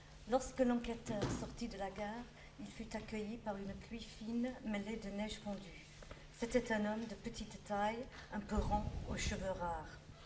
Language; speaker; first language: French; non-native, fluent; English